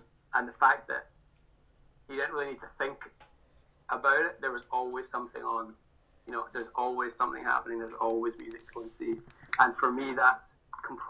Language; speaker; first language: English; native; English